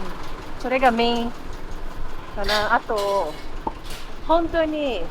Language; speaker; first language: Japanese; non-native, fluent; Portuguese